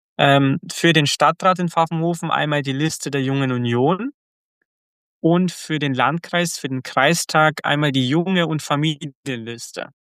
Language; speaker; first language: German; early bilingual, other home language; Croatian